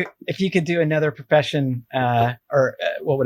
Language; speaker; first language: English; native; English